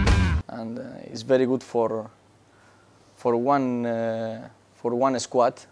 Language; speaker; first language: English; non-native, learner; Spanish